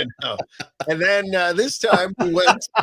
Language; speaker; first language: English; native; English